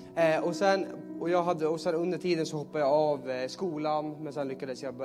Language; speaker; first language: Swedish; native; Swedish